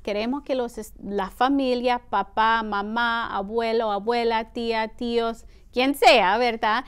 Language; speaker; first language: Spanish; early bilingual, heritage; Spanish